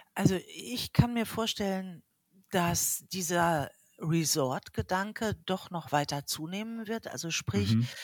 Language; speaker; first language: German; native; German